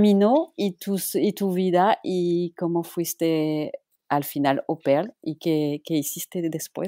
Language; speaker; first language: Spanish; non-native, local second language; French